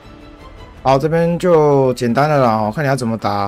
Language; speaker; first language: Chinese; native; Chinese